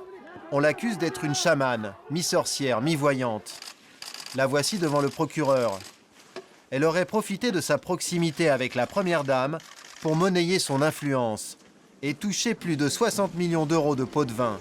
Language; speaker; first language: French; native; French